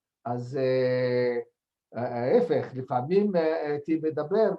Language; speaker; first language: Hebrew; non-native, fluent; French